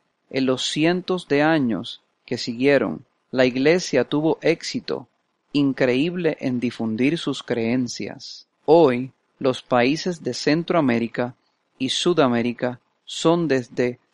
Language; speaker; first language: Spanish; non-native, fluent; English